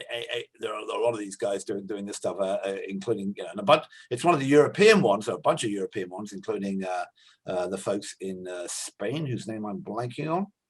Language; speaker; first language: English; native; English